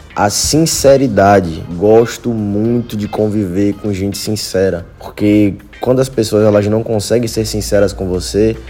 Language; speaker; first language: Portuguese; native; Portuguese